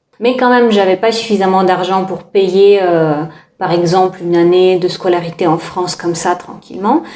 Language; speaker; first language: French; non-native, fluent; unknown